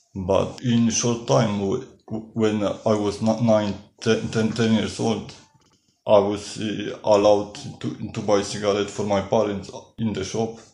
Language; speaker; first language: English; non-native, learner; Polish